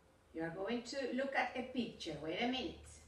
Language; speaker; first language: English; non-native, fluent; Spanish